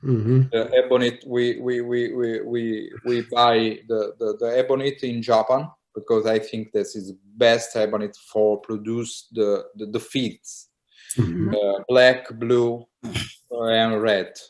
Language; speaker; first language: English; non-native, learner; Italian